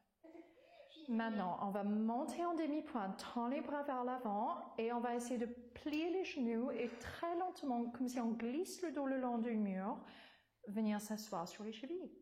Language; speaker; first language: French; non-native, fluent; English